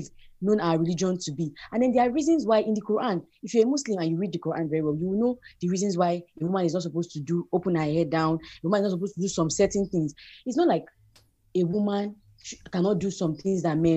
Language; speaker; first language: English; non-native, local second language; Yoruba